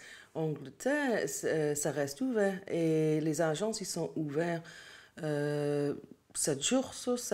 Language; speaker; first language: French; non-native, learner; English